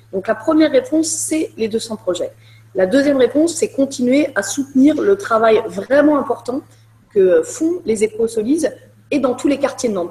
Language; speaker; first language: French; native; French